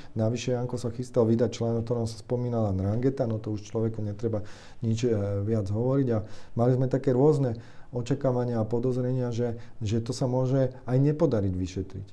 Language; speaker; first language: Slovak; native; Slovak